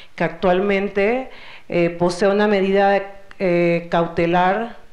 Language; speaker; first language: Spanish; native; Spanish